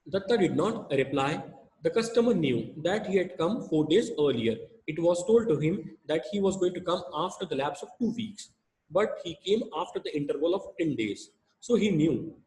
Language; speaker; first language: English; non-native, local second language; Hindi